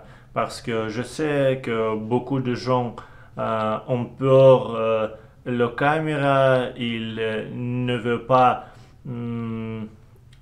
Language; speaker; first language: French; non-native, learner; Russian